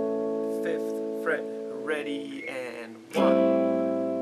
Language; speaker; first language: English; native; English